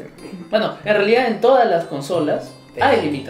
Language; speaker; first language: Spanish; native; Spanish